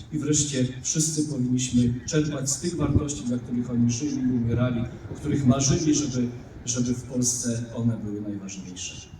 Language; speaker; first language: Polish; native; Polish